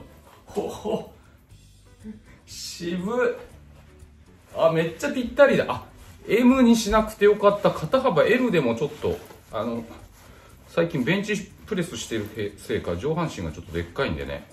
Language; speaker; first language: Japanese; native; Japanese